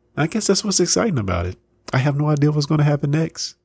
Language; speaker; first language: English; native; English